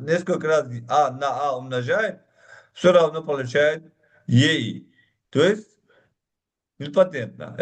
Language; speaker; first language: Russian; non-native, local second language; Uzbek